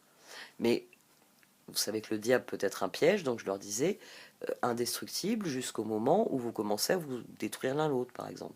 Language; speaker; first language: French; native; French